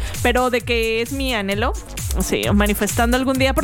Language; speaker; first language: Spanish; native; Spanish